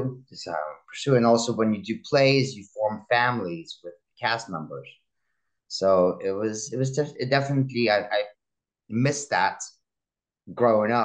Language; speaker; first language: English; early bilingual, other home language; Russian